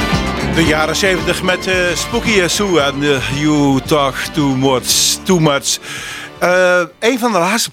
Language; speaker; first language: Dutch; native; Dutch